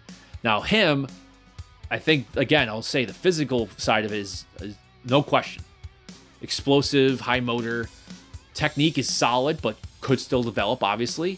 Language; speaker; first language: English; native; English